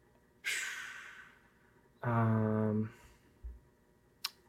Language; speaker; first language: English; native; English